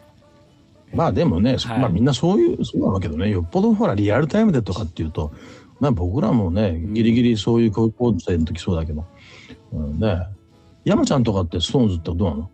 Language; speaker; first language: Japanese; native; Japanese